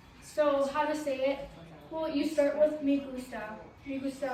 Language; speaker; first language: Spanish; non-native, learner; English